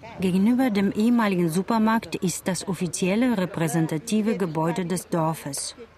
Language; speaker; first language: German; non-native, fluent; Bulgarian